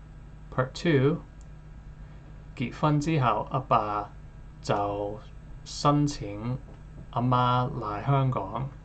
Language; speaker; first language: Cantonese; non-native, learner; English